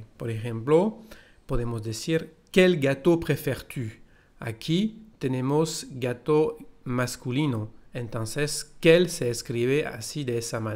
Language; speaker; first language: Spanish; non-native, fluent; French